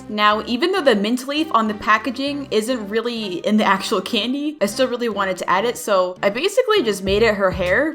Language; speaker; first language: English; native; English